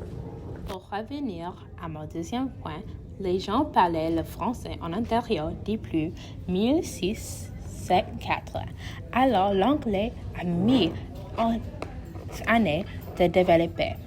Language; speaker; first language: French; non-native, learner; English